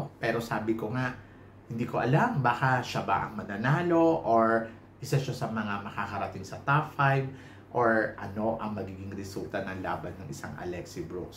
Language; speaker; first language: Filipino; native; Filipino